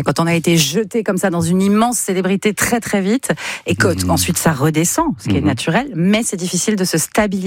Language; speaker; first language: French; native; French